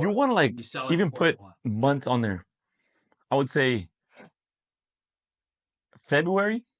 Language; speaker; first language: English; native; English